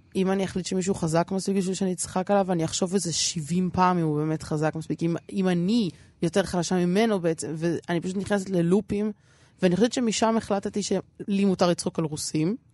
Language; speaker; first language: Hebrew; early bilingual, other home language; Russian